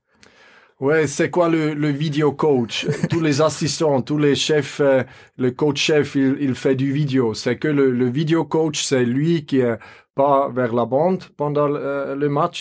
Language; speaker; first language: French; non-native, fluent; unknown